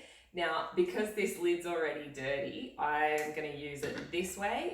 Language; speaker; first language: English; native; English